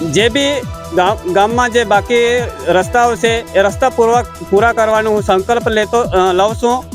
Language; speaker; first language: Gujarati; non-native, local second language; Bhili